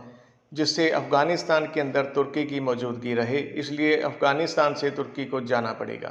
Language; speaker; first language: Hindi; native; Hindi